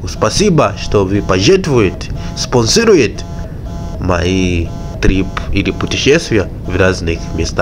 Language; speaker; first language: Russian; non-native, fluent; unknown